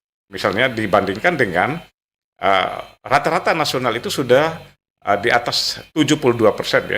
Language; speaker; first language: Indonesian; native; Indonesian